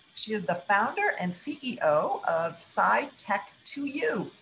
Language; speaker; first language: English; native; English